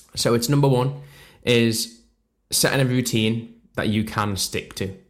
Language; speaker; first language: English; native; English